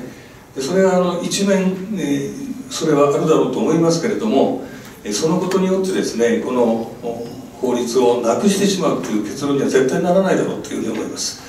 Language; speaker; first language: Japanese; native; Japanese